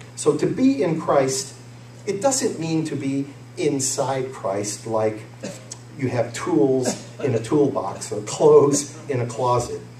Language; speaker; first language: English; native; English